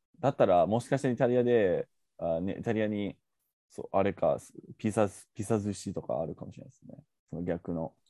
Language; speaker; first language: Japanese; non-native, fluent; English